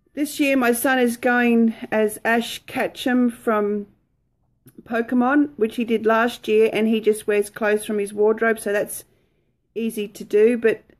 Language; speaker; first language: English; native; English